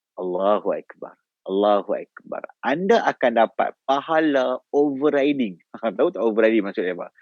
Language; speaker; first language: Malay; native; Malay